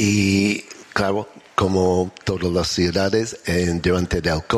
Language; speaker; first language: Spanish; non-native, learner; English